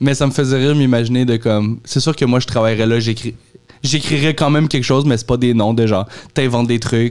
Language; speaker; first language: French; native; French